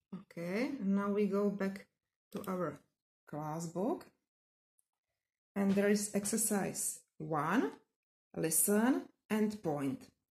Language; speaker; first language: English; non-native, fluent; Czech